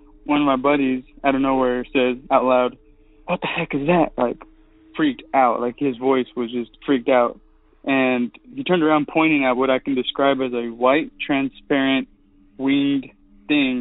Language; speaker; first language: English; native; English